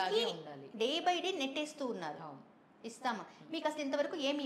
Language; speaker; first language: Telugu; native; Telugu